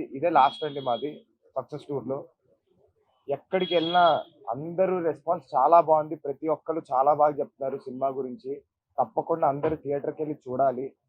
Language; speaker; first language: Telugu; native; Telugu